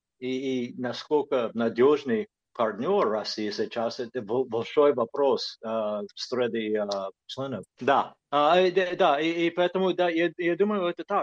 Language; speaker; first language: Russian; non-native, fluent; English